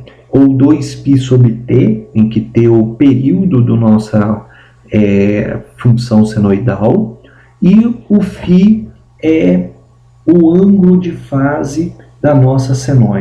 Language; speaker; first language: Portuguese; native; Portuguese